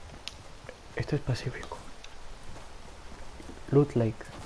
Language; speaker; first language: Spanish; non-native, learner; English